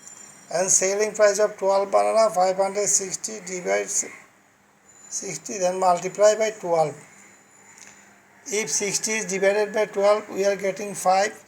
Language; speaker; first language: English; non-native, fluent; Bangla